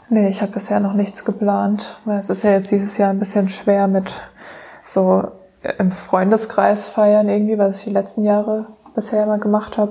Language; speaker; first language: German; native; German